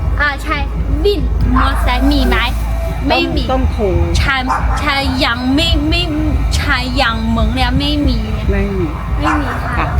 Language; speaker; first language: Thai; non-native, learner; Chinese